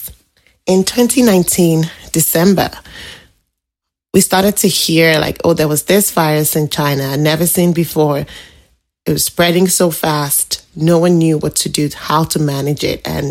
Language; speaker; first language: English; non-native, local second language; Igbo